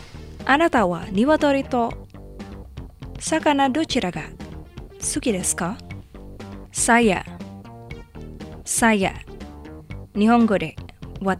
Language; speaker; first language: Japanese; non-native, fluent; Indonesian